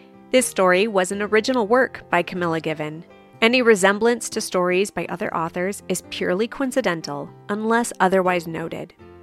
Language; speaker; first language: English; native; English